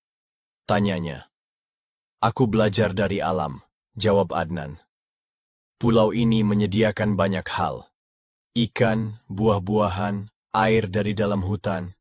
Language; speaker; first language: Indonesian; native; Indonesian